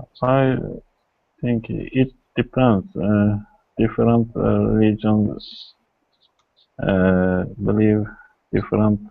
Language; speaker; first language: English; non-native, learner; Kurdish